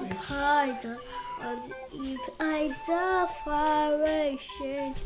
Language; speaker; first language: German; non-native, learner; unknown